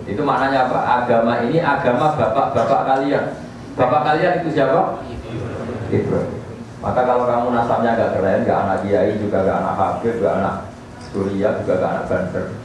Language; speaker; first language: Malay; non-native, local second language; Javanese